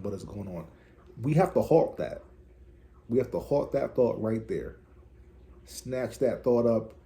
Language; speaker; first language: English; native; English